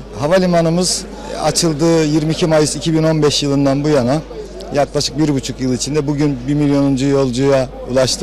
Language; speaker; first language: Turkish; native; Turkish